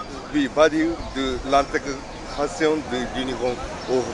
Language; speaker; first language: French; non-native, learner; Japanese